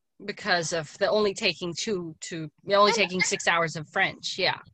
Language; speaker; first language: English; native; English